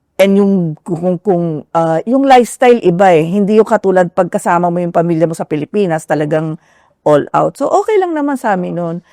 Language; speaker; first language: Filipino; native; Filipino